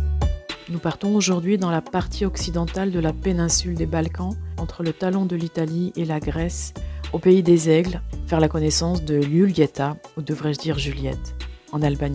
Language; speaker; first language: French; native; French